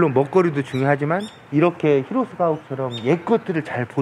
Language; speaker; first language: Korean; native; Korean